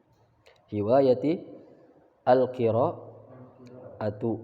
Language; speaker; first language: Arabic; non-native, fluent; Indonesian